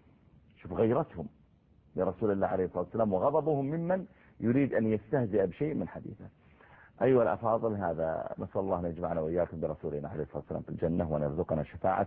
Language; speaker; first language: Arabic; native; Arabic